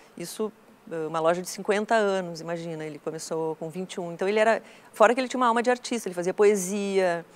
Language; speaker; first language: Portuguese; native; Portuguese